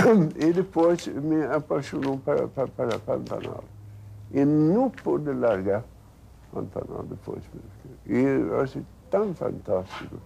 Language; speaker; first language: Portuguese; non-native, fluent; Swedish